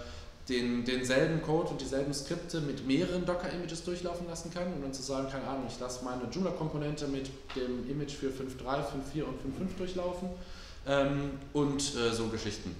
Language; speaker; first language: German; native; German